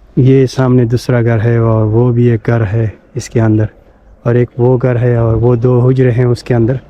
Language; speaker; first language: Urdu; non-native, local second language; Pashto